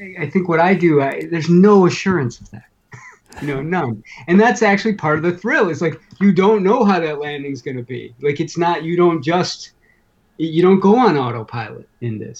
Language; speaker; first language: English; native; English